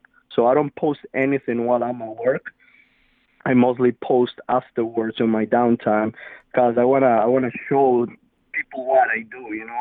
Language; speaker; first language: English; non-native, fluent; Spanish